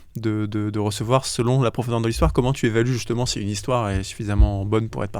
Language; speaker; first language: French; native; French